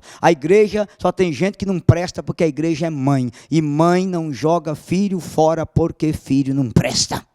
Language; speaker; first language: Portuguese; native; Portuguese